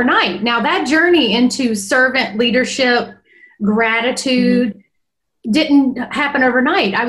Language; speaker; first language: English; native; English